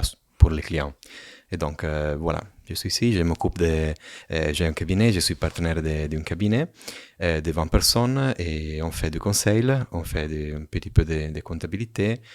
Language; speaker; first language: French; non-native, fluent; Italian